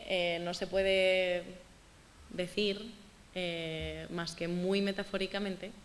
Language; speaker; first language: Spanish; native; Spanish